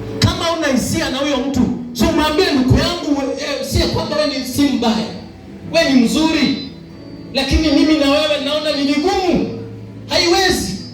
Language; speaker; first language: Swahili; non-native, local second language; Luyia